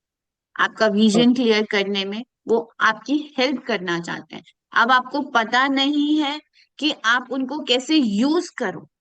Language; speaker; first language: Hindi; native; Hindi